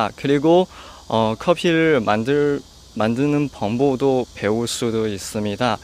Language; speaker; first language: Korean; non-native, learner; Chinese